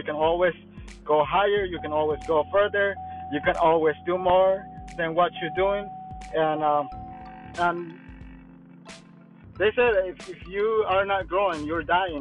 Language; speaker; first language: English; non-native, fluent; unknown